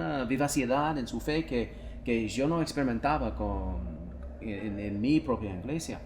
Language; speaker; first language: Spanish; non-native, fluent; English